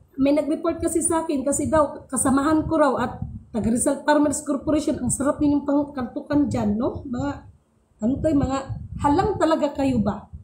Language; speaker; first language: Filipino; non-native, local second language; Cebuano